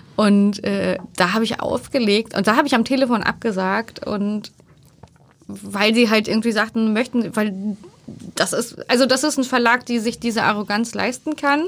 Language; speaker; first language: German; early bilingual, other home language; Turkish